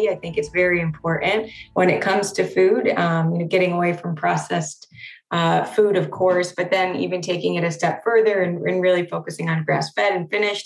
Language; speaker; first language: English; native; English